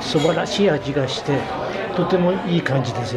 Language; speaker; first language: Japanese; native; Japanese